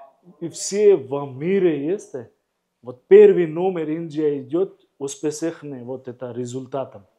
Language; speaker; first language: Russian; non-native, learner; Hindi